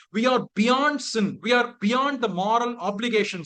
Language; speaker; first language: English; non-native, local second language; Tamil